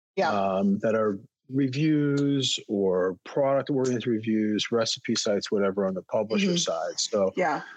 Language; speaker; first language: English; native; English